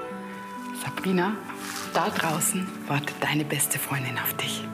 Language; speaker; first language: German; native; German